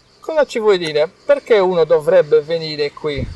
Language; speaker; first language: Italian; native; Italian